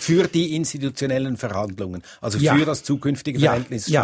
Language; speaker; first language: German; native; German